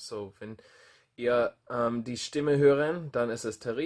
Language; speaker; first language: German; non-native, learner; English